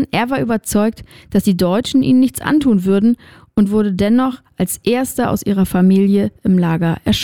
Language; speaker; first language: German; native; German